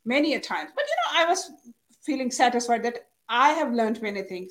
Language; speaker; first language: English; non-native, local second language; Urdu